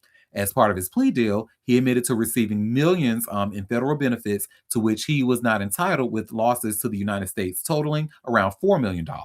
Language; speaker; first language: English; native; English